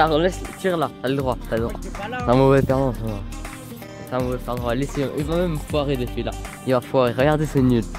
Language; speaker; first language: French; native; French